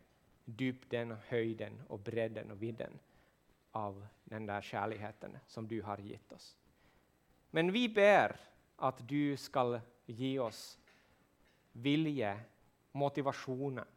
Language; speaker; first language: Swedish; non-native, fluent; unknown